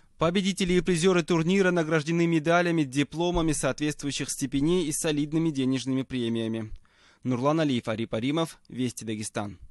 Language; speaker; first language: Russian; non-native, local second language; Avaric